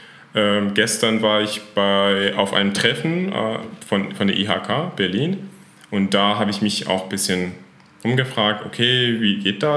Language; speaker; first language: German; non-native, fluent; Persian